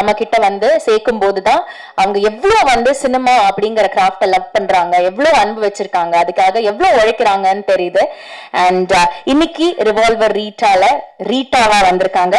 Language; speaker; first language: Tamil; native; Tamil